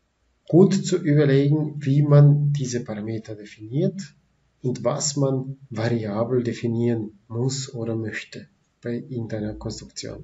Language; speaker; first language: German; non-native, fluent; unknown